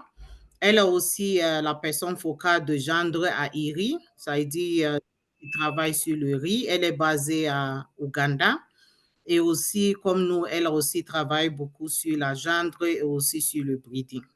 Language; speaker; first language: French; non-native, learner; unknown